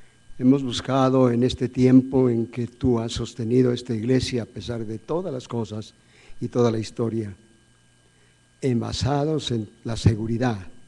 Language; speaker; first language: Spanish; native; Spanish